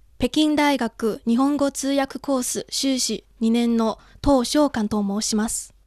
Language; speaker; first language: Japanese; non-native, fluent; Chinese